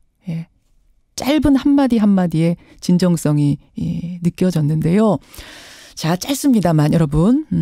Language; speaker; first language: Korean; native; Korean